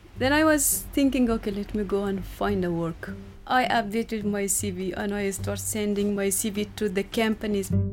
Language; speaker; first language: English; non-native, fluent; Persian